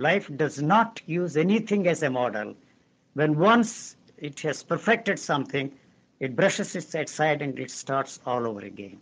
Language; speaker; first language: English; non-native, local second language; Telugu